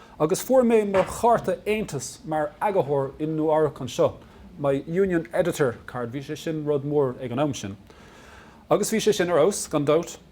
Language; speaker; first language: Irish; non-native, local second language; English